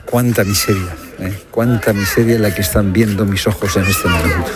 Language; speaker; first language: Spanish; native; Spanish